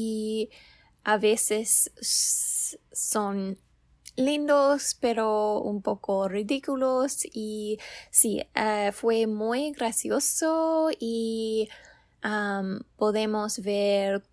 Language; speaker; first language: Spanish; non-native, learner; English